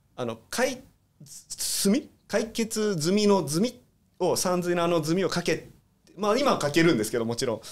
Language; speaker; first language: Japanese; early bilingual, heritage; Japanese